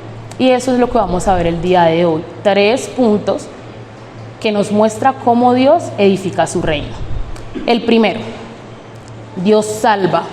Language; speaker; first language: Spanish; native; Spanish